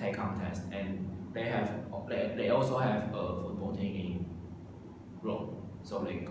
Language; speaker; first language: English; non-native, learner; Chinese